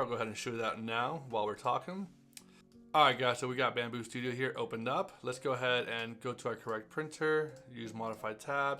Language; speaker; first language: English; native; English